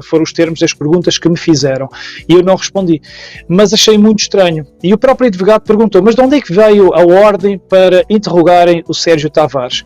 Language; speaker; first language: Portuguese; native; Portuguese